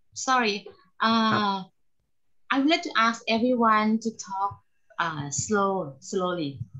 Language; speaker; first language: English; non-native, learner; Thai